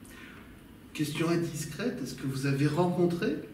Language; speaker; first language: French; native; French